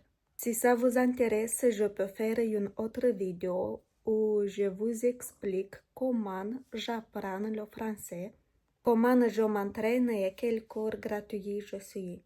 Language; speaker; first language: French; non-native, learner; Romanian